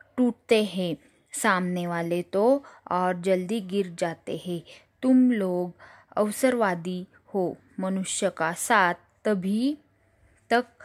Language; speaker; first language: Hindi; non-native, local second language; Marathi